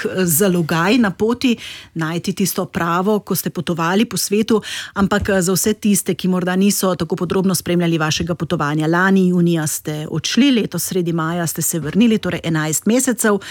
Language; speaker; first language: Slovenian; native; Slovenian